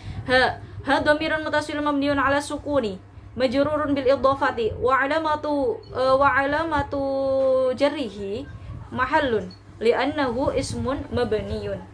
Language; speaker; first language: Arabic; non-native, learner; Javanese